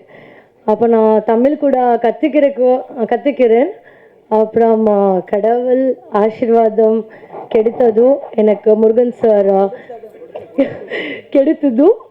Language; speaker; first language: Tamil; non-native, learner; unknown